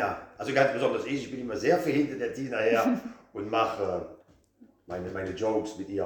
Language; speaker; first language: German; native; German